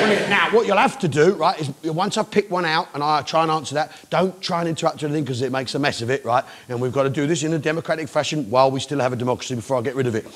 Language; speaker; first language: English; native; English